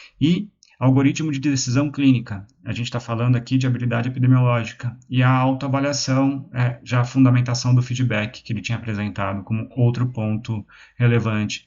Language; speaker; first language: Portuguese; native; Portuguese